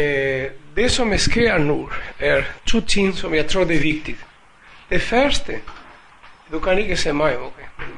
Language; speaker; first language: Danish; non-native, fluent; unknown